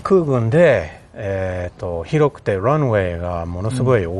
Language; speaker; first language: Japanese; non-native, fluent; English